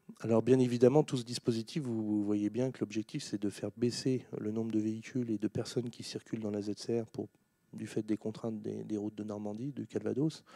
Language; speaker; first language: French; native; French